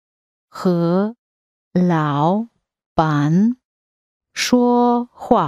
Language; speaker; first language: Chinese; non-native, learner; English